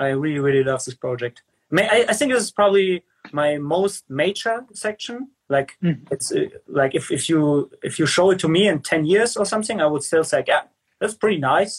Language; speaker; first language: English; non-native, fluent; German